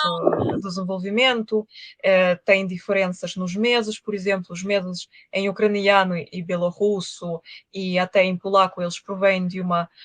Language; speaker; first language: Portuguese; non-native, fluent; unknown